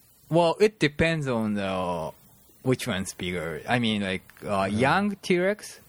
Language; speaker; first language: English; non-native, fluent; Japanese